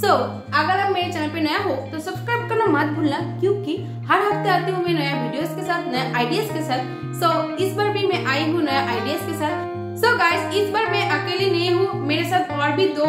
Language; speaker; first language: Hindi; non-native, local second language; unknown